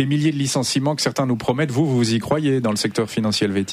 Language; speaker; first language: French; native; French